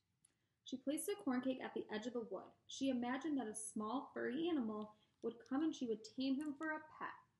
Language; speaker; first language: English; native; English